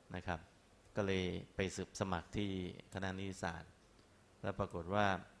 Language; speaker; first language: Thai; non-native, local second language; Chinese